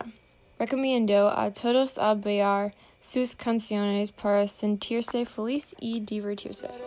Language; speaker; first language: Spanish; non-native, learner; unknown